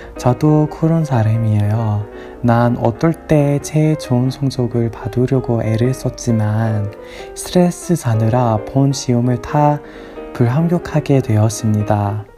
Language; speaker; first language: Korean; non-native, learner; English